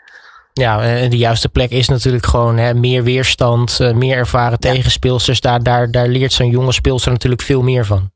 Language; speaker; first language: Dutch; native; Dutch